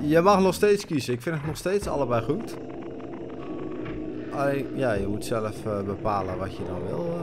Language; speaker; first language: Dutch; native; Dutch